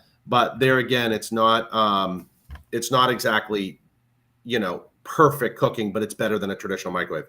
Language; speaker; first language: English; native; English